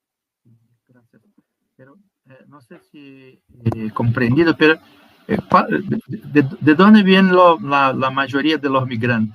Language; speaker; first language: Spanish; non-native, fluent; Portuguese